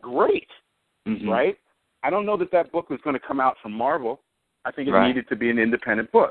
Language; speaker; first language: English; native; English